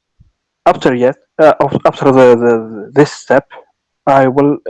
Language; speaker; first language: English; non-native, local second language; Arabic